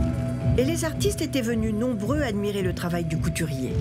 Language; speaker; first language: French; native; French